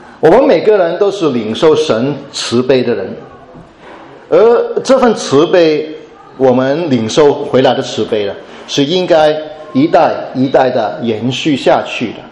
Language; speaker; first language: Chinese; non-native, local second language; Cantonese